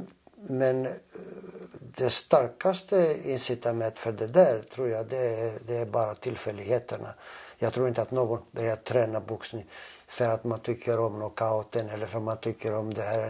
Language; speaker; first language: Swedish; non-native, fluent; Greek